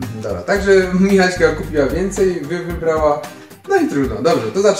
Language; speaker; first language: Polish; native; Polish